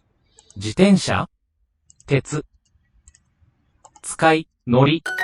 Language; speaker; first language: Japanese; non-native, learner; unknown